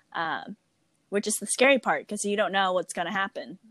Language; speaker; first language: English; native; English